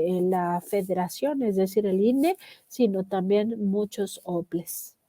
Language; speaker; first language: Spanish; native; Spanish